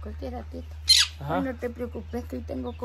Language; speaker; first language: Spanish; native; Spanish